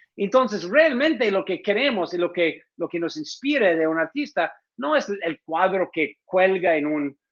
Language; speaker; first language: Spanish; non-native, fluent; English